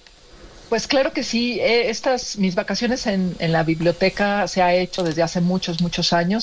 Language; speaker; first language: Spanish; native; Spanish